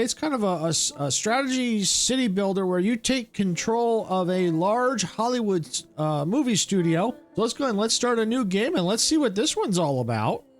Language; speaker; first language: English; native; English